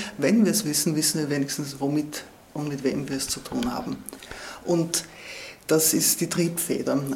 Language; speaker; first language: German; native; German